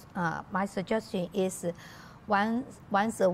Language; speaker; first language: English; non-native, learner; Chinese